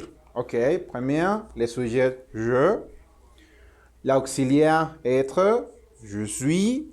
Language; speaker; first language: French; non-native, learner; Spanish